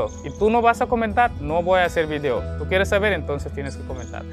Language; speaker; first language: Spanish; non-native, learner; Hindi